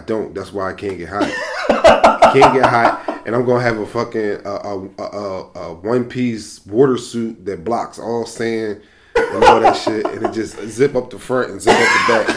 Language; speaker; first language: English; native; English